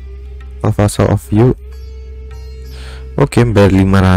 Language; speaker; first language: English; non-native, learner; Indonesian